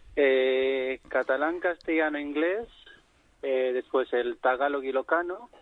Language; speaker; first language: Spanish; native; Spanish